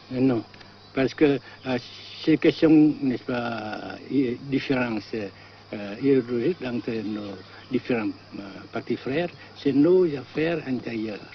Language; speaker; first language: French; non-native, fluent; Vietnamese